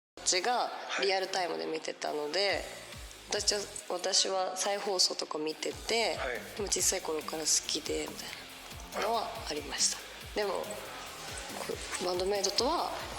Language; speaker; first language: Japanese; native; Japanese